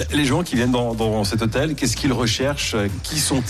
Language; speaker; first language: French; native; French